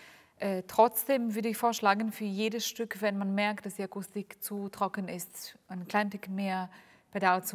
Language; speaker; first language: German; non-native, fluent; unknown